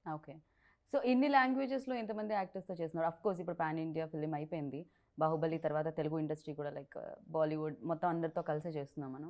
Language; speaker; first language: Telugu; native; Telugu